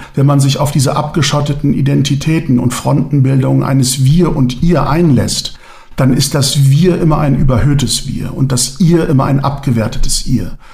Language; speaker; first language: German; non-native, local second language; Turkish